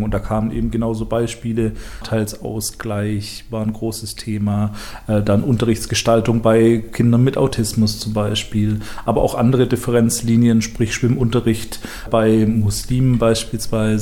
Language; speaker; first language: German; native; German